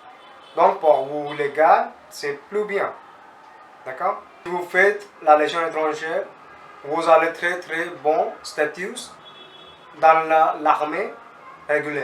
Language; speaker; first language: French; non-native, learner; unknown